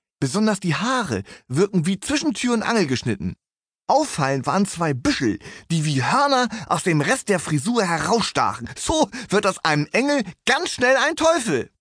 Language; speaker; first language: German; native; German